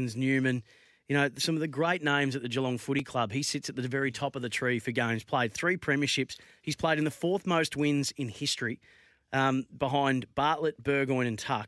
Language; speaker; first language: English; native; English